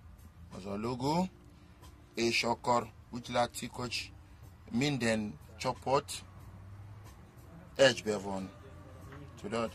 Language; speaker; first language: Hungarian; non-native, learner; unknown